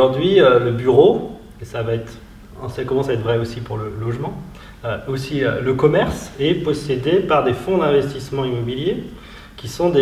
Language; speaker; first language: French; native; French